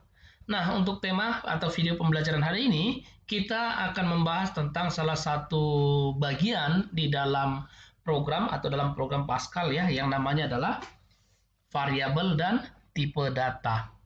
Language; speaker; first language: Indonesian; native; Indonesian